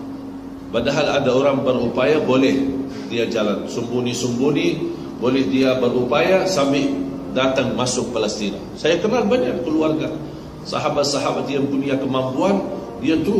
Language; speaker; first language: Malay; non-native, fluent; Arabic